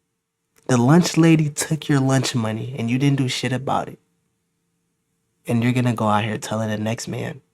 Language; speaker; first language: English; native; English